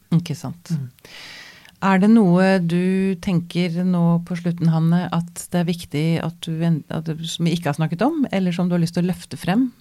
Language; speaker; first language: Norwegian; native; Norwegian